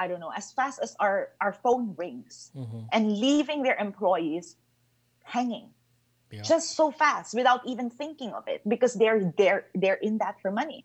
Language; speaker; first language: English; non-native, local second language; Filipino